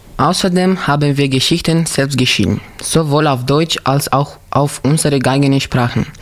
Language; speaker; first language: German; non-native, learner; Romanian